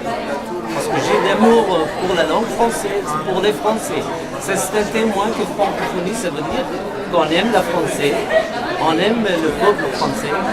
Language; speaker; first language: French; non-native, fluent; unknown